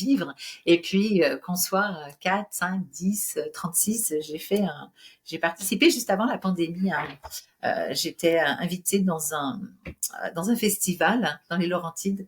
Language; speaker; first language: French; native; French